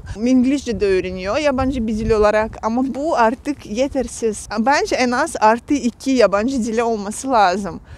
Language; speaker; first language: Turkish; non-native, fluent; Russian